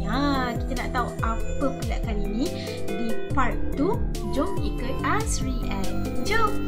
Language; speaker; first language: Malay; native; Malay